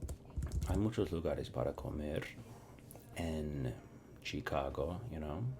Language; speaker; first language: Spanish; non-native, fluent; English